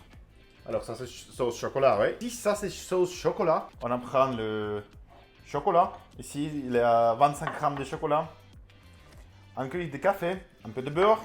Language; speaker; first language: French; non-native, learner; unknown